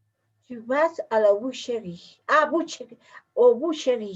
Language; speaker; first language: French; non-native, learner; Spanish